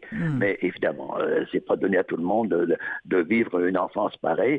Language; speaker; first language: French; native; French